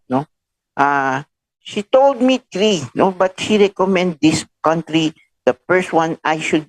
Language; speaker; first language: English; non-native, local second language; Filipino